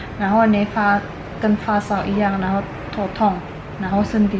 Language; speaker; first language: Chinese; non-native, learner; Indonesian